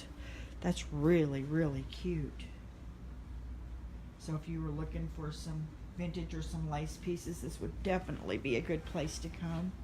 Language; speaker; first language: English; native; English